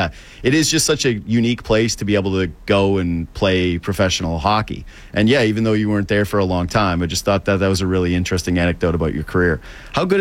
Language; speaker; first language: English; native; English